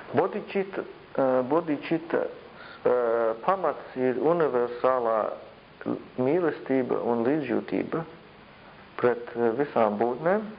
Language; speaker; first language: Latvian; native; Latvian